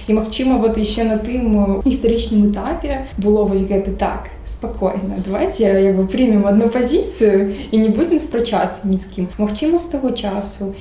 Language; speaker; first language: Belarusian; non-native, local second language; Russian